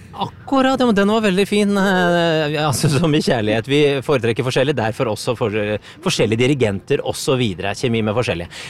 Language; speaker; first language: Norwegian; native; Norwegian